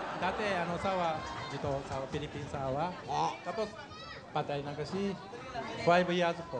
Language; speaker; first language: Filipino; non-native, learner; Japanese